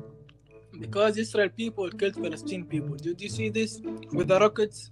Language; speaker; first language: English; non-native, learner; Arabic